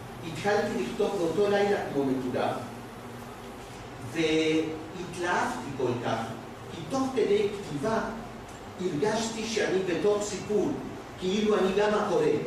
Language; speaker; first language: Hebrew; non-native, fluent; Spanish